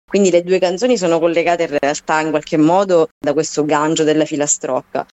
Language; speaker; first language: Italian; native; Italian